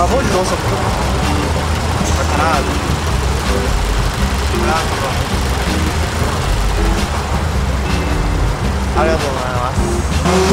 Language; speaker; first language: Japanese; native; Japanese